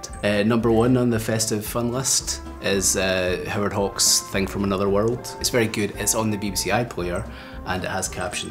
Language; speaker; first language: English; native; English